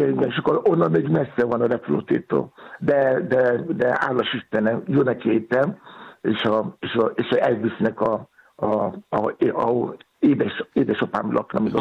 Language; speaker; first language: Hungarian; non-native, learner; Yoruba